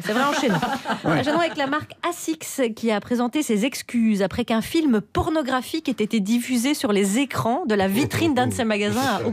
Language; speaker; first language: French; native; French